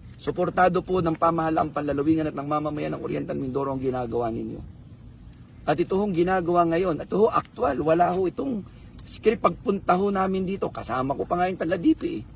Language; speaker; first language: Filipino; native; Filipino